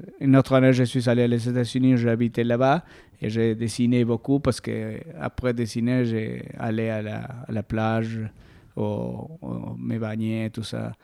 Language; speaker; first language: French; non-native, learner; Spanish